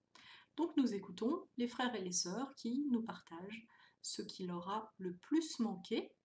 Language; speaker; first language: French; native; French